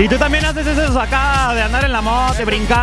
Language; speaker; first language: Spanish; native; Spanish